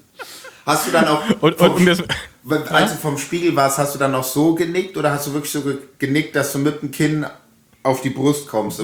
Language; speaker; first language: German; native; German